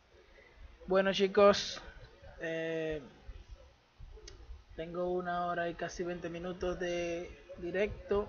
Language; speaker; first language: Spanish; native; Spanish